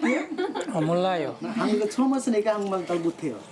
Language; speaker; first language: Korean; non-native, learner; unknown